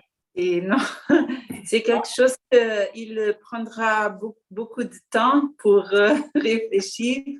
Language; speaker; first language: French; non-native, learner; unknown